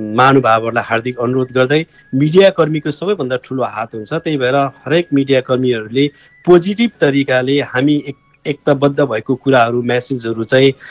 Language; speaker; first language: Nepali; non-native, local second language; Eastern Tamang